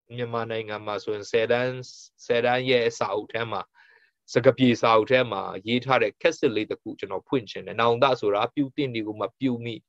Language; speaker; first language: Burmese; non-native, local second language; Tedim Chin